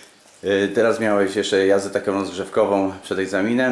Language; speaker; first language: Polish; native; Polish